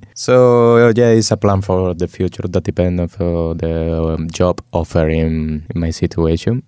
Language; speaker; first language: English; non-native, fluent; Spanish